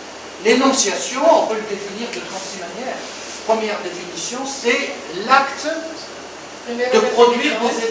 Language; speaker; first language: French; native; French